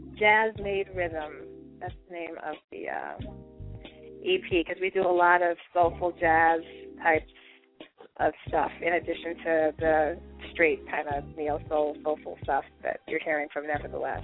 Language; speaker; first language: English; native; English